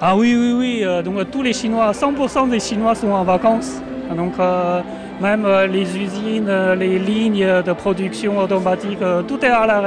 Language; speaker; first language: French; non-native, fluent; Chinese